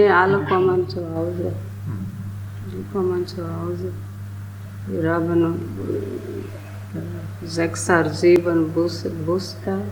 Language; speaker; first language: German; non-native, learner; Telugu